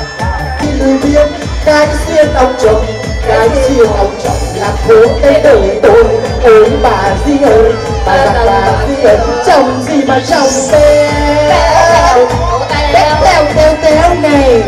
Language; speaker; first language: Vietnamese; native; Vietnamese